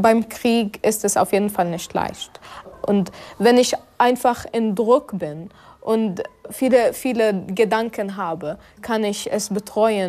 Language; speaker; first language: German; non-native, fluent; Arabic